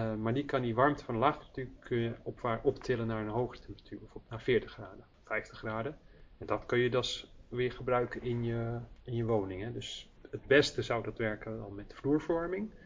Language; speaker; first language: Dutch; early bilingual, heritage; Dutch